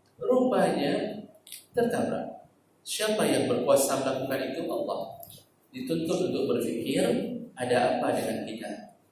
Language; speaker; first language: Malay; non-native, local second language; Achinese